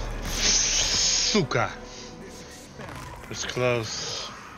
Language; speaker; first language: English; non-native, learner; Russian